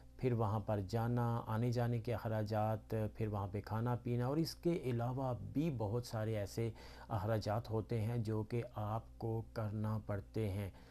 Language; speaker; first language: Urdu; native; Urdu